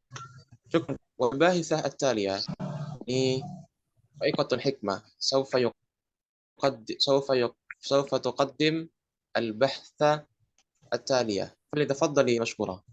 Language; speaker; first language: Arabic; non-native, learner; Indonesian